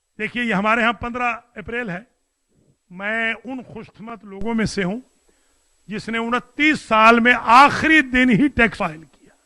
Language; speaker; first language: Urdu; non-native, local second language; Punjabi